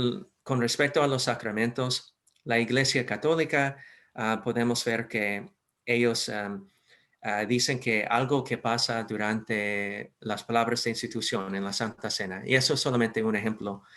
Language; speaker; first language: Spanish; non-native, fluent; English